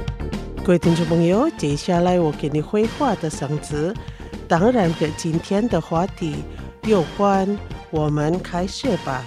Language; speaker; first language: Chinese; non-native, fluent; Indonesian